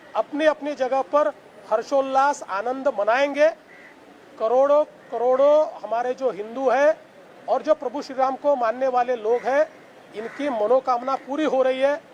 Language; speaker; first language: Hindi; non-native, local second language; Marathi